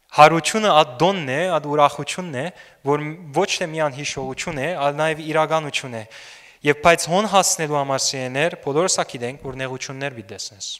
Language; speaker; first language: Armenian; early bilingual, heritage; Armenian